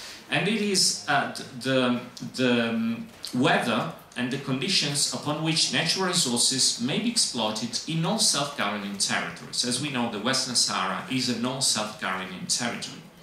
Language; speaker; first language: English; non-native, fluent; Italian